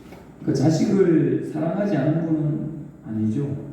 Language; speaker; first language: Korean; native; Korean